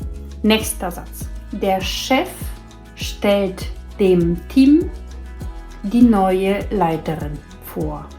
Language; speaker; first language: German; non-native, fluent; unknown